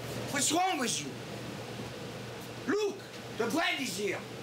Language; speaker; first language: English; non-native, learner; French